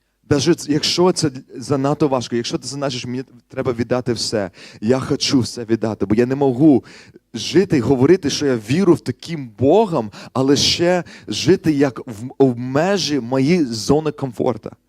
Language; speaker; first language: Ukrainian; non-native, learner; English